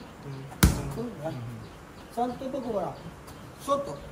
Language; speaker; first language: Japanese; non-native, learner; Thai